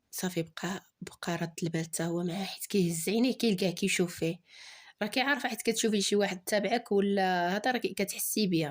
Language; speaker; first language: Arabic; native; Arabic